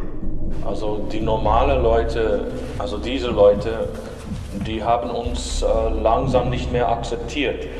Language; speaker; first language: German; non-native, fluent; English